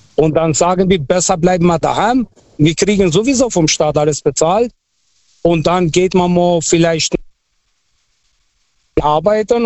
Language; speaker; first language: German; non-native, fluent; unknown